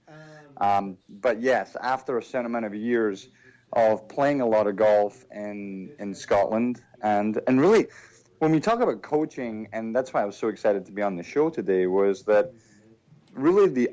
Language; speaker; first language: English; native; English